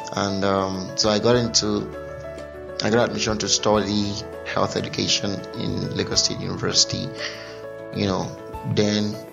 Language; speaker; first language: English; non-native, local second language; Igbo